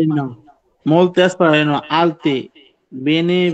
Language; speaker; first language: Italian; non-native, learner; Bangla